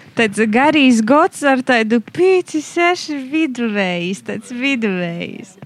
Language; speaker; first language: Latvian; native; Latvian